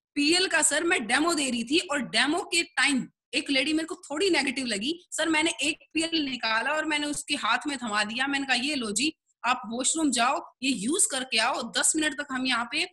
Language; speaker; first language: Hindi; native; Hindi